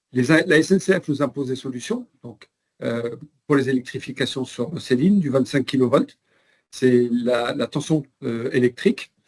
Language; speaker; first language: French; native; French